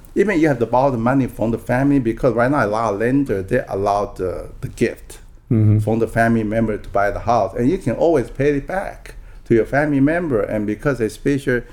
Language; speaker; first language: English; non-native, fluent; Min Nan Chinese